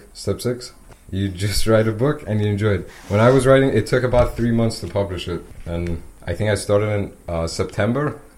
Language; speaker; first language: English; non-native, fluent; Persian